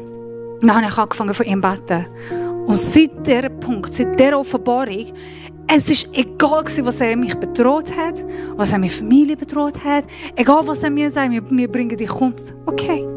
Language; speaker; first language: German; non-native, fluent; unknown